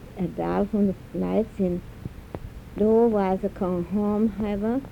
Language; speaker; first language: German; early bilingual, heritage; German